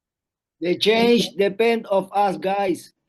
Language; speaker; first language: English; non-native, learner; Spanish